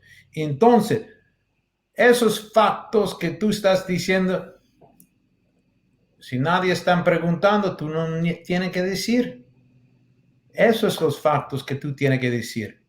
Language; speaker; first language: Spanish; non-native, learner; English